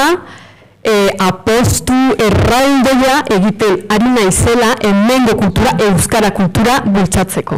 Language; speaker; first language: Basque; non-native, fluent; Spanish